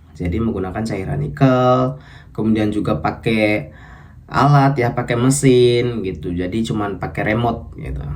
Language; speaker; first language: Indonesian; native; Indonesian